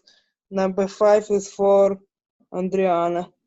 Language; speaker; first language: English; non-native, learner; Ukrainian